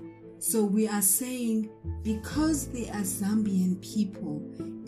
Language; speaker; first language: English; non-native, local second language; Xhosa